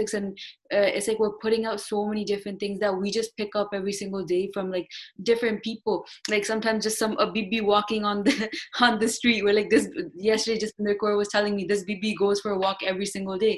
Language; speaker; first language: English; non-native, local second language; Punjabi